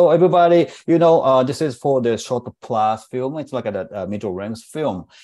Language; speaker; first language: English; non-native, fluent; Japanese